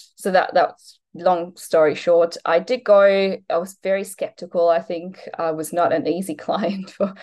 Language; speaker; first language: English; non-native, fluent; Polish